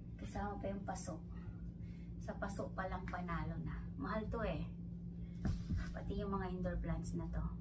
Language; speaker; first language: Filipino; non-native, local second language; Hiligaynon